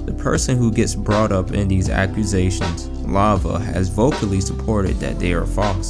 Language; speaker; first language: English; native; English